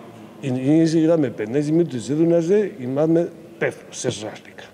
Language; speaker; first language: Macedonian; non-native, learner; Spanish